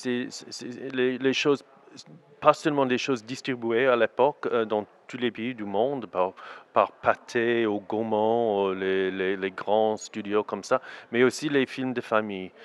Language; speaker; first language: French; non-native, learner; English